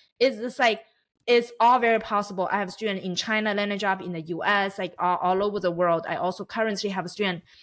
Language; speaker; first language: English; non-native, fluent; Chinese